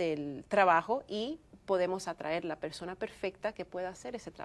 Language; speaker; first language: Spanish; early bilingual, heritage; Spanish